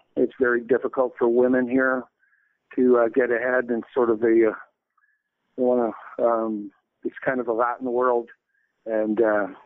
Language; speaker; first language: English; native; English